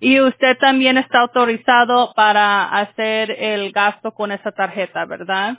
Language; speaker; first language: Spanish; early bilingual, heritage; Spanish